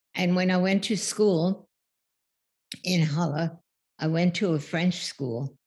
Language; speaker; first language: English; early bilingual, other home language; German